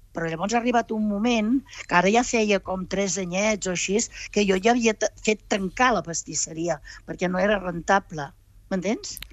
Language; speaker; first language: Catalan; native; Catalan